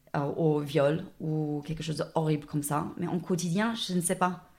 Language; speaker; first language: French; non-native, fluent; English